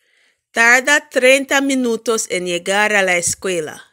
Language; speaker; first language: Spanish; non-native, fluent; English